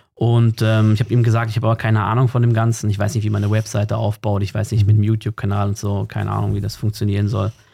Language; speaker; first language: German; native; German